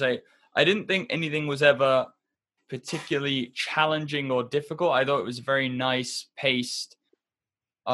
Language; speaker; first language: English; native; English